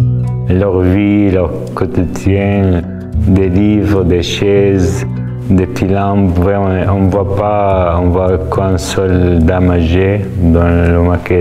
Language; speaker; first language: French; non-native, fluent; Arabic